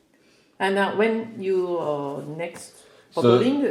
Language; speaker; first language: English; non-native, learner; Japanese